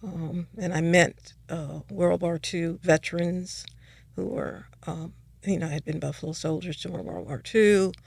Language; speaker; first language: English; native; English